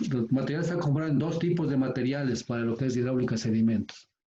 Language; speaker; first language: Spanish; native; Spanish